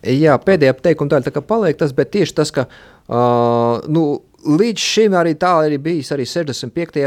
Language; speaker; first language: Latvian; native; Latvian